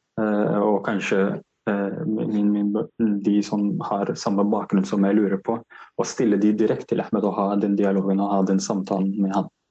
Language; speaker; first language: Norwegian; non-native, fluent; Arabic